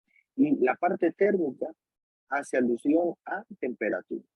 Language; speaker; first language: Spanish; native; Spanish